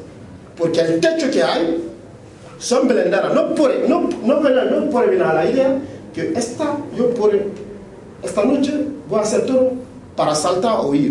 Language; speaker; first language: Spanish; non-native, local second language; French